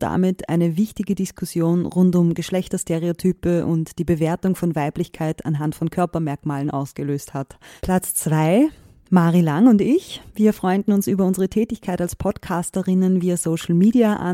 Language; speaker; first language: German; native; German